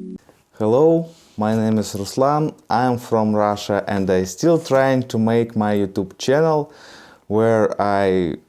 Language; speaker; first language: English; non-native, learner; Russian